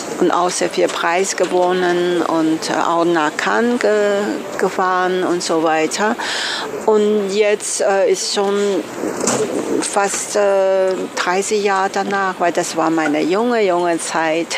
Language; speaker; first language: German; non-native, learner; Chinese